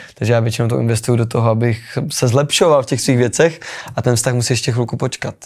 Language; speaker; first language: Czech; native; Czech